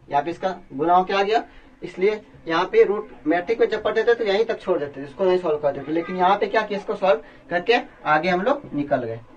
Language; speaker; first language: Hindi; native; Hindi